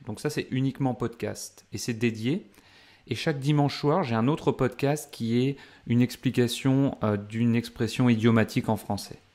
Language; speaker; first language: French; native; French